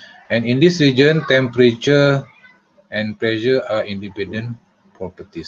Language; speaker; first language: English; non-native, local second language; Malay